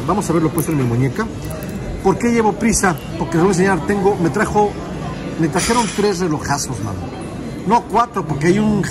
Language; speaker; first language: Spanish; native; Spanish